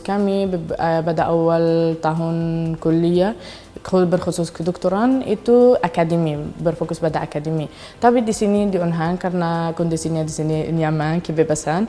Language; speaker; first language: Indonesian; non-native, learner; Arabic